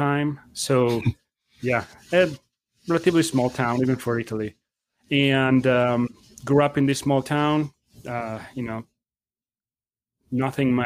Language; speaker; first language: English; non-native, fluent; Italian